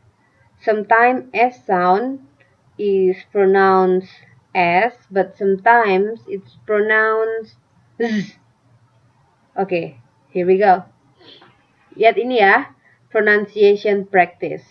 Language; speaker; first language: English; non-native, fluent; Indonesian